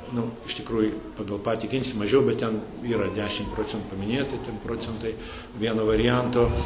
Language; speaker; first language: Lithuanian; early bilingual, heritage; Lithuanian